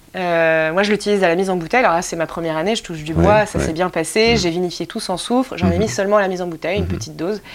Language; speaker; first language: French; native; French